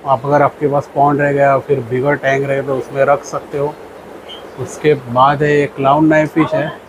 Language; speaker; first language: Hindi; non-native, local second language; Marathi